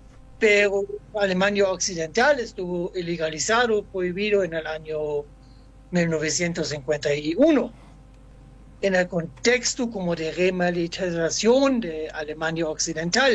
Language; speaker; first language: Spanish; non-native, fluent; German